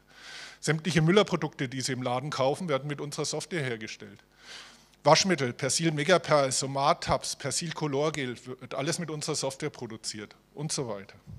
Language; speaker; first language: German; native; German